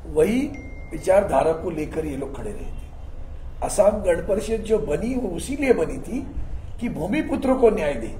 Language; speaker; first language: Hindi; non-native, local second language; Marathi